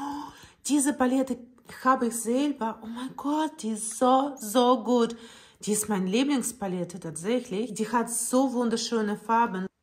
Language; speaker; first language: German; non-native, learner; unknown